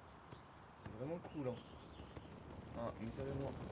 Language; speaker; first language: French; native; French